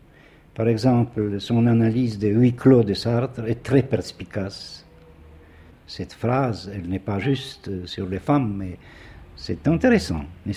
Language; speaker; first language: French; non-native, fluent; Polish